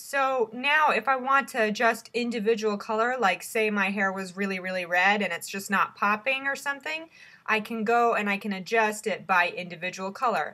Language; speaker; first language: English; native; English